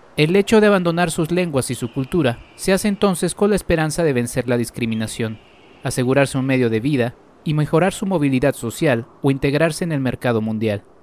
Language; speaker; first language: Spanish; native; Spanish